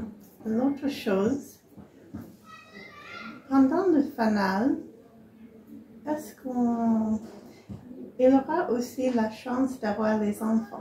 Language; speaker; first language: French; non-native, learner; English